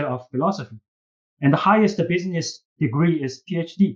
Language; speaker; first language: English; non-native, fluent; Chinese